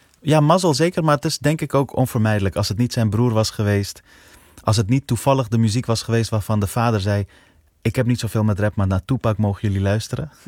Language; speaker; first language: Dutch; early bilingual, other home language; Persian